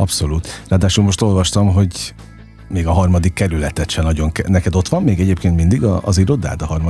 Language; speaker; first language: Hungarian; native; Hungarian